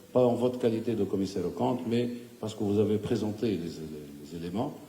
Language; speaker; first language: French; non-native, local second language; Arabic